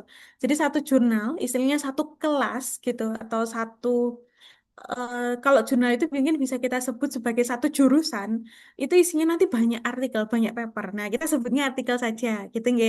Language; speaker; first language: Indonesian; native; Indonesian